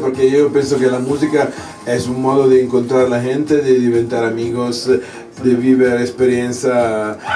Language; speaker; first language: Spanish; non-native, learner; Italian